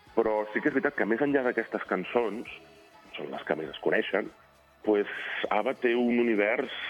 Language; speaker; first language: Catalan; native; Catalan